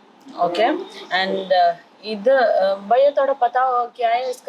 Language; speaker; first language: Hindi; non-native, local second language; Malayalam